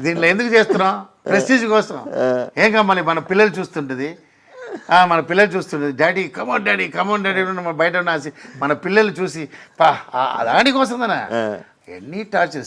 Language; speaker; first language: Telugu; non-native, learner; Tamil